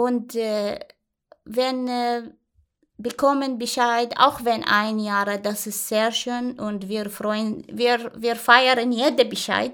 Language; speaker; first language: German; non-native, learner; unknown